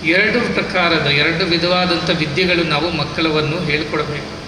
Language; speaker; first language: Kannada; non-native, local second language; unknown